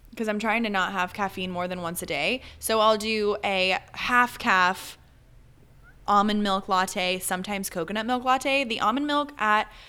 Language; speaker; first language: English; native; English